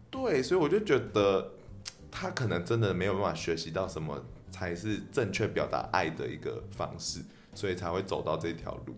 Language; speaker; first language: Chinese; native; Chinese